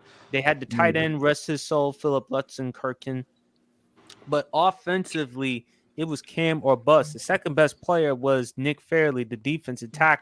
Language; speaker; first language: English; native; English